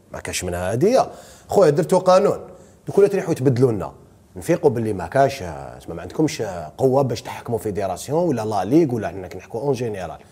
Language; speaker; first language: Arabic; native; Arabic